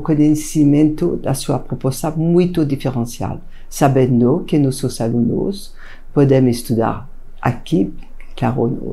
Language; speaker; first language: Portuguese; non-native, fluent; French